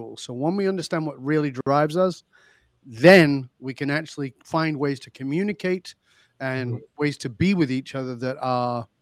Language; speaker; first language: English; native; English